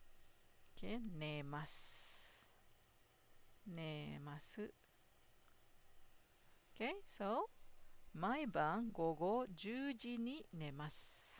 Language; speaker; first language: Japanese; non-native, fluent; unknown